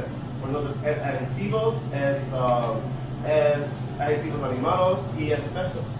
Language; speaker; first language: Spanish; non-native, learner; English